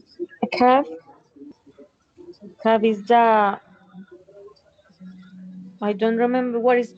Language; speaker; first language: English; non-native, learner; Spanish